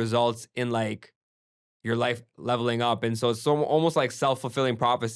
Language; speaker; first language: English; early bilingual, other home language; Gujarati